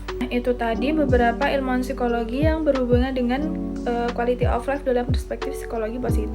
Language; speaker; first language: Indonesian; native; Indonesian